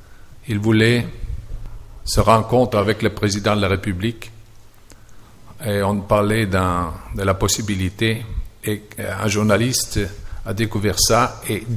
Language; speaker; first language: French; non-native, fluent; German